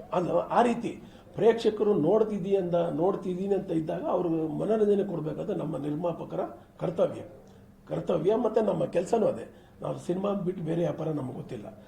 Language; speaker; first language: Kannada; native; Kannada